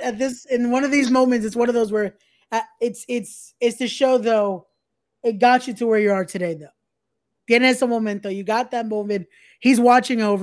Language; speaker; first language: English; early bilingual, other home language; Spanish